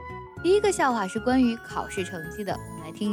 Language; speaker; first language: Chinese; native; Chinese